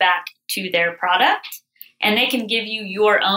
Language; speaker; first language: English; native; English